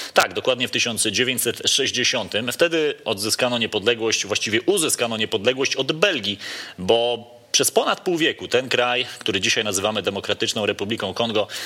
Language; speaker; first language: Polish; native; Polish